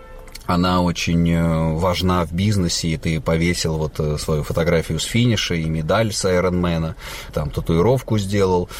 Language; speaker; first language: Russian; native; Russian